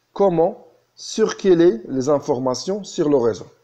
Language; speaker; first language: French; non-native, local second language; Arabic